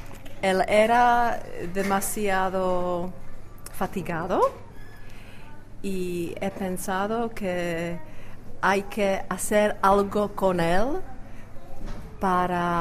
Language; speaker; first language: Spanish; non-native, fluent; Czech